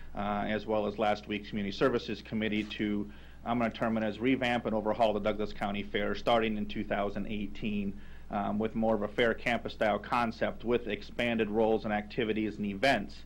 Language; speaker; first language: English; native; English